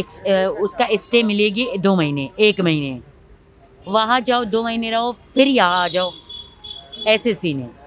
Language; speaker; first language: Hindi; non-native, fluent; Pashto